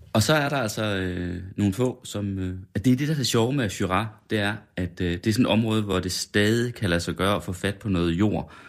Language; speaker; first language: Danish; native; Danish